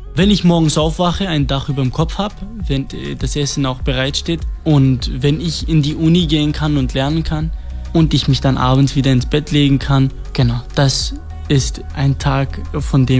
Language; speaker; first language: German; non-native, fluent; Kurdish